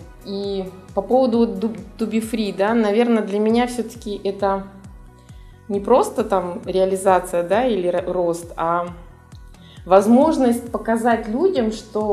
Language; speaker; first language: Russian; native; Russian